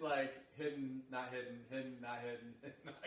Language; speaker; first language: English; native; English